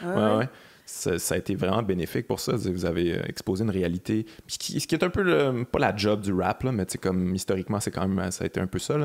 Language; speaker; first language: French; native; French